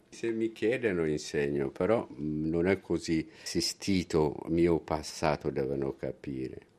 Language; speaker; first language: Italian; non-native, learner; Amharic